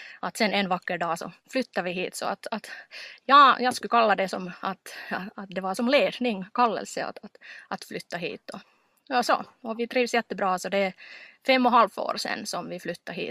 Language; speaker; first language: Swedish; non-native, local second language; Finnish